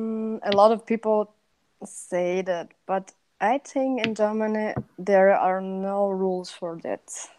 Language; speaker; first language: English; non-native, fluent; Russian